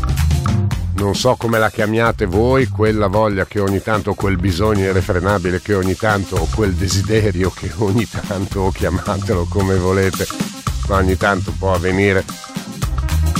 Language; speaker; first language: Italian; native; Italian